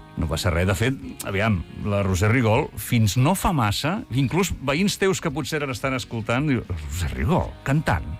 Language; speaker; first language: Catalan; native; Catalan